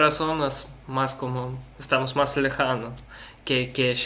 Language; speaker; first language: Spanish; non-native, learner; Russian